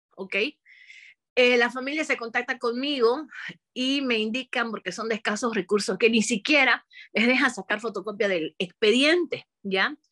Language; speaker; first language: Spanish; native; Spanish